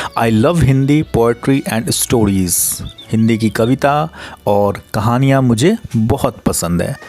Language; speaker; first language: Hindi; native; Hindi